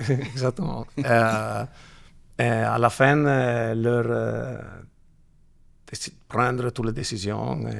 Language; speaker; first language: French; non-native, learner; Italian